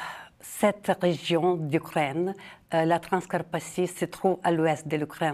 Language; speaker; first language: French; non-native, fluent; Ukrainian